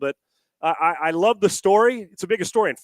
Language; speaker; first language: English; native; English